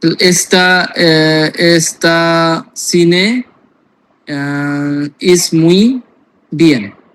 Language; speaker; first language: Spanish; non-native, learner; Bangla